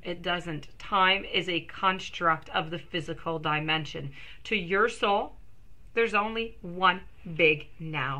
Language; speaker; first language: English; non-native, local second language; French